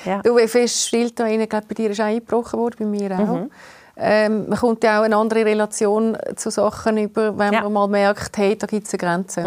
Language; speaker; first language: German; native; German